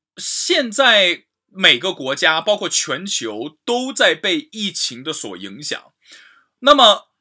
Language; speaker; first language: Chinese; native; Chinese